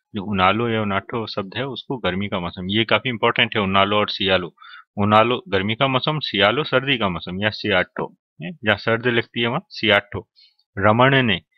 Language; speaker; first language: Hindi; native; Hindi